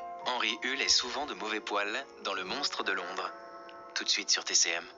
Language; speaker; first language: French; native; French